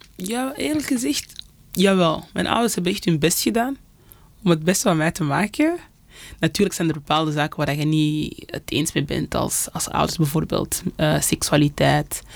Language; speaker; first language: Dutch; early bilingual, other home language; Lingala